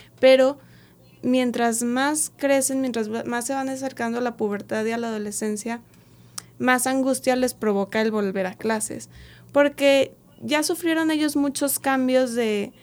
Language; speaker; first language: Spanish; native; Spanish